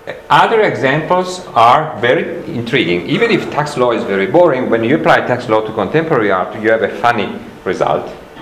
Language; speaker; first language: English; non-native, fluent; Italian